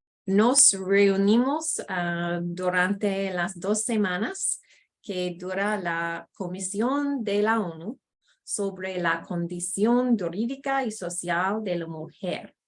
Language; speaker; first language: Spanish; non-native, fluent; English